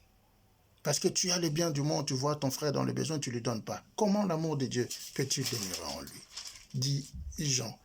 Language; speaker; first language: French; non-native, local second language; Lingala